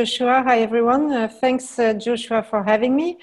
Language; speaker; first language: English; non-native, fluent; French